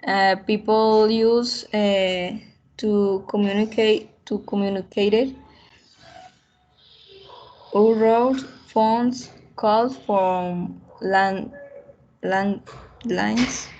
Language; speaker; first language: English; non-native, learner; Spanish